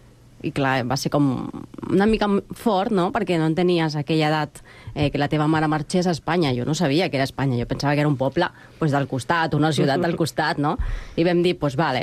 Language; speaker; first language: Catalan; non-native, fluent; Spanish